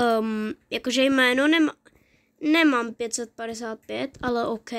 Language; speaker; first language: Czech; early bilingual, other home language; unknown